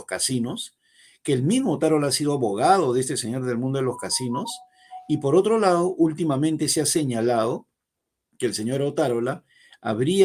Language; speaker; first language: Spanish; native; Spanish